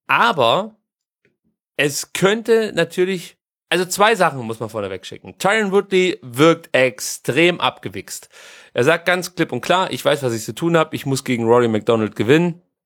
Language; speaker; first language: German; native; German